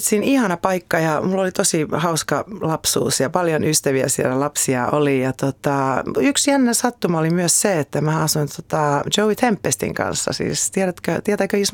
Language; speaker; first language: Finnish; early bilingual, heritage; Finnish